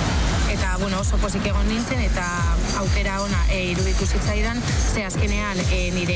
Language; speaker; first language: Basque; non-native, local second language; Spanish